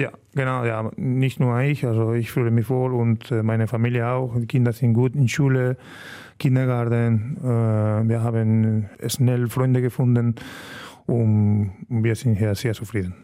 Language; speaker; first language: German; non-native, learner; Spanish